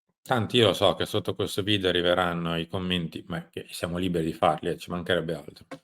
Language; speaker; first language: Italian; native; Italian